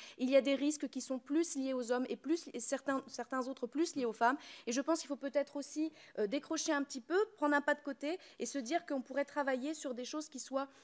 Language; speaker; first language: French; native; French